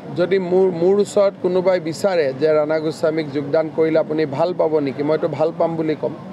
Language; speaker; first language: Assamese; native; Assamese